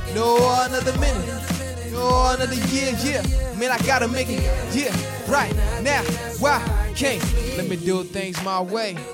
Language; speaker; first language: French; native; French